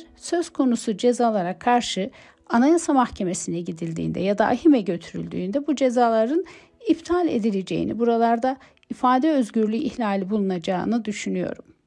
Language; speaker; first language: Turkish; native; Turkish